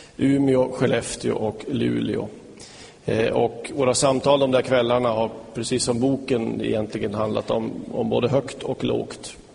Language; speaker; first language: Swedish; native; Swedish